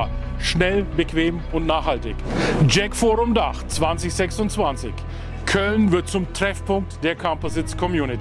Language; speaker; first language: German; native; German